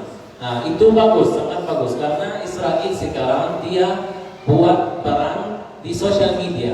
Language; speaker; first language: Indonesian; non-native, learner; Arabic